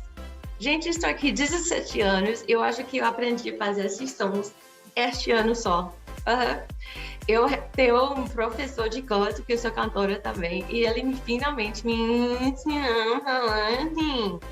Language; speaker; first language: Portuguese; non-native, fluent; English